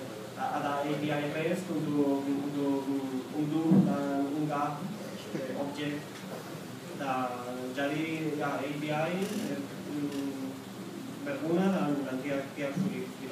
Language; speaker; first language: Indonesian; non-native, fluent; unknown